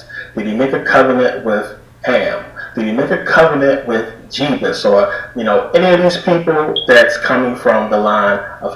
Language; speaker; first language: English; native; English